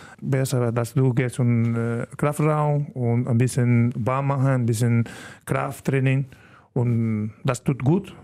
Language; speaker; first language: German; non-native, learner; Spanish